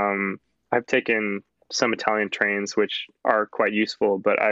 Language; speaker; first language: English; native; English